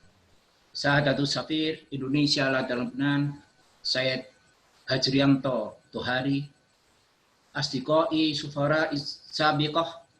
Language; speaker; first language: Arabic; non-native, fluent; Indonesian